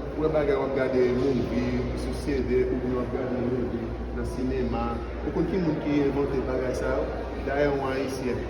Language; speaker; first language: French; non-native, local second language; Haitian Creole